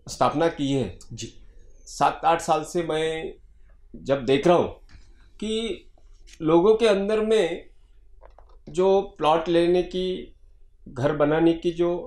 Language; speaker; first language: Hindi; non-native, local second language; Marathi